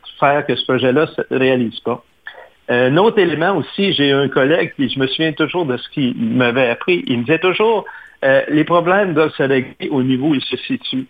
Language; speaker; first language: French; native; French